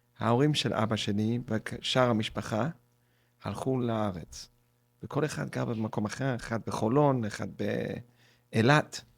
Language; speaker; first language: Hebrew; non-native, fluent; English